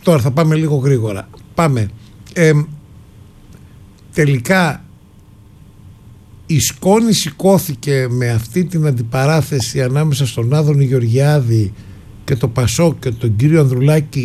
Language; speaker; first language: Greek; native; Greek